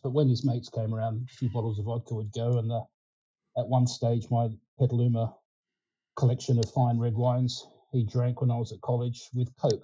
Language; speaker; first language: English; early bilingual, other home language; Ukrainian